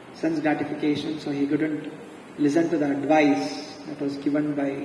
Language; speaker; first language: English; non-native, local second language; Kannada